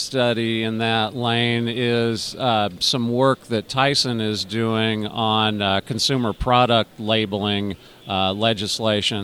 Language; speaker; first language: English; native; English